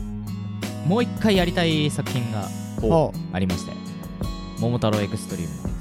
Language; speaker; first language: Japanese; native; Japanese